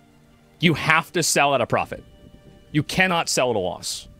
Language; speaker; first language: English; native; English